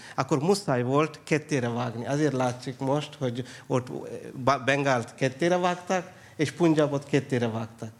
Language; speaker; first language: Hungarian; non-native, fluent; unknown